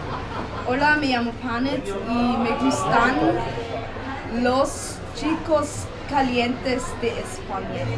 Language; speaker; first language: Spanish; non-native, learner; German